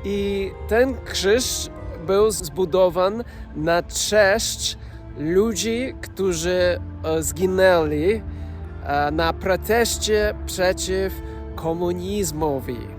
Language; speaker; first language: Polish; non-native, learner; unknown